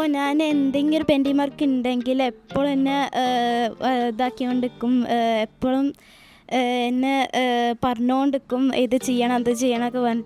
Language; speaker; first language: Malayalam; early bilingual, heritage; Malayalam